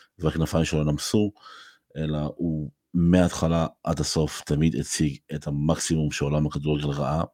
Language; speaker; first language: Hebrew; native; Hebrew